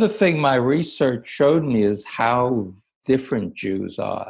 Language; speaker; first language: English; native; English